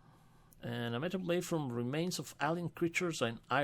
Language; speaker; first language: English; non-native, fluent; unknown